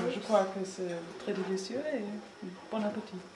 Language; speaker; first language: French; non-native, learner; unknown